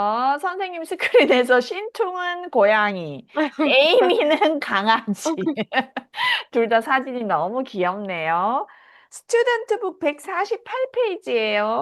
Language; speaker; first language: Korean; native; Korean